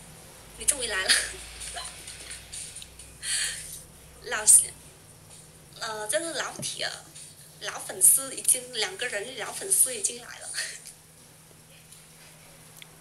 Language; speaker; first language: Chinese; non-native, fluent; Vietnamese